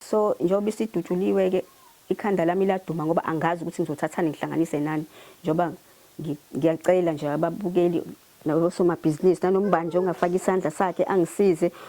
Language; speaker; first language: Zulu; native; Zulu